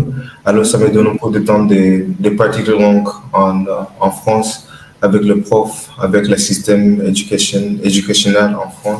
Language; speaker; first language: French; non-native, learner; English